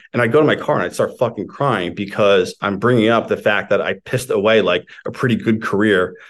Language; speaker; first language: English; native; English